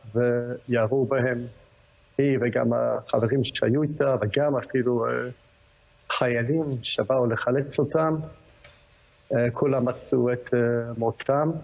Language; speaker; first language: Hebrew; non-native, fluent; English